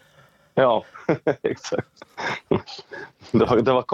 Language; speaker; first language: Swedish; non-native, fluent; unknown